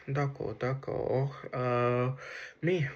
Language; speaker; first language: French; non-native, learner; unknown